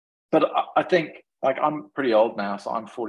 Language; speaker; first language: English; native; English